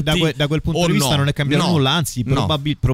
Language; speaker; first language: Italian; native; Italian